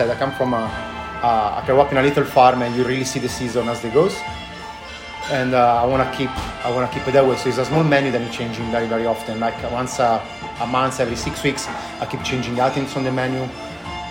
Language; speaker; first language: English; non-native, fluent; Italian